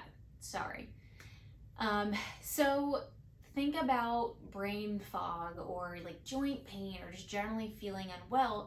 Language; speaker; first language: English; native; English